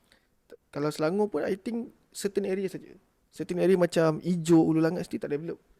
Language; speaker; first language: Malay; native; Malay